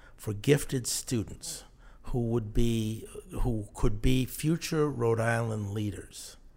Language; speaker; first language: English; native; English